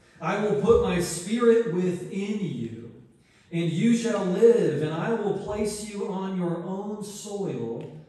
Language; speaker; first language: English; native; English